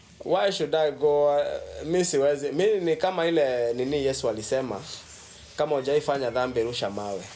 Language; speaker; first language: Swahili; non-native, local second language; Gusii